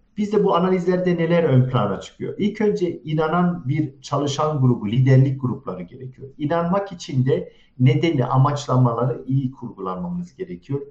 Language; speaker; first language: Turkish; early bilingual, heritage; Turkish